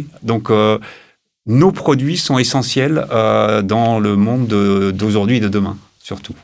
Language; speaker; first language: French; native; French